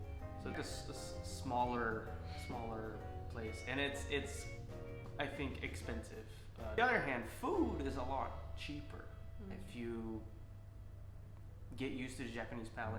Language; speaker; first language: English; non-native, fluent; Portuguese